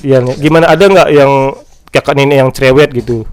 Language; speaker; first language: Indonesian; native; Indonesian